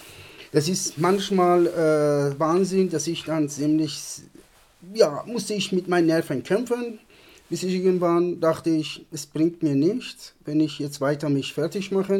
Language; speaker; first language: German; non-native, fluent; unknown